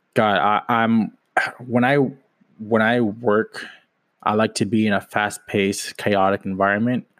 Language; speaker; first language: English; native; English